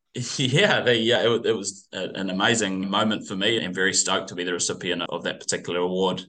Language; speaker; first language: English; native; English